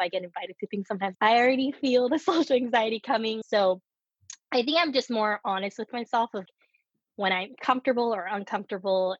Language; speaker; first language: English; early bilingual, other home language; Korean